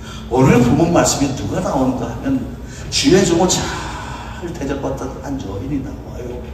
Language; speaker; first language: Korean; native; Korean